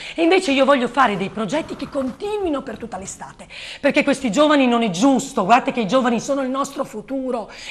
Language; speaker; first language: Italian; native; Italian